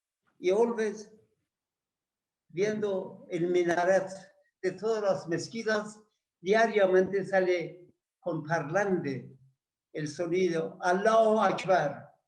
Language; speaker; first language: Spanish; non-native, fluent; Persian